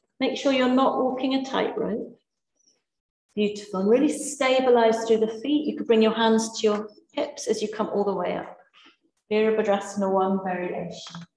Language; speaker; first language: English; native; English